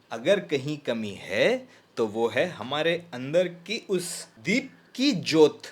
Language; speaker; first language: Hindi; native; Hindi